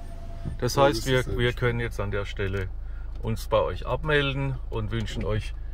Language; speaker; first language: German; native; German